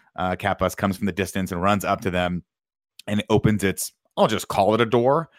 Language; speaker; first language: English; native; English